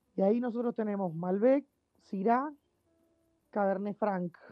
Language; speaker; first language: Spanish; native; Spanish